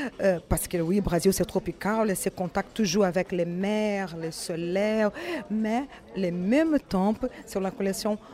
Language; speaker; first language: French; non-native, learner; Portuguese